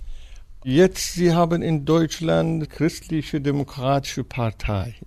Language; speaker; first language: German; non-native, fluent; Persian